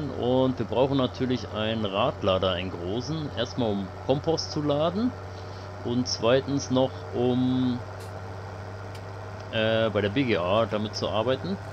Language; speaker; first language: German; native; German